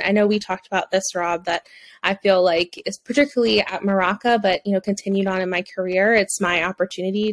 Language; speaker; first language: English; native; English